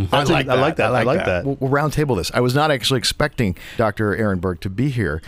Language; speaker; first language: English; native; English